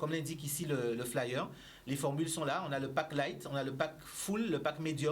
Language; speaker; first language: French; native; French